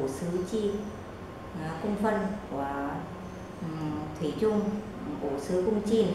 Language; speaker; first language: Chinese; non-native, learner; Vietnamese